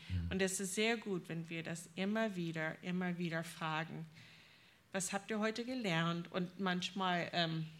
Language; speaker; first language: German; non-native, fluent; English